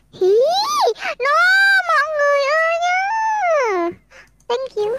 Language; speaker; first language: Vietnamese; non-native, learner; Indonesian